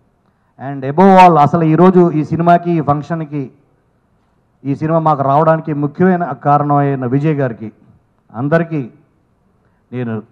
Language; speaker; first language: Telugu; native; Telugu